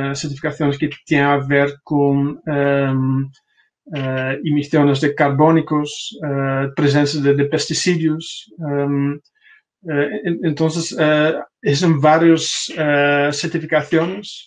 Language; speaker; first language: Spanish; non-native, fluent; Dutch